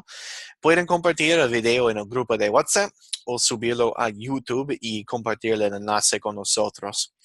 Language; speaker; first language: Spanish; non-native, fluent; English